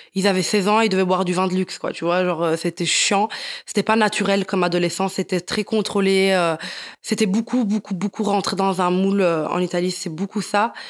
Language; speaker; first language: French; early bilingual, other home language; Italian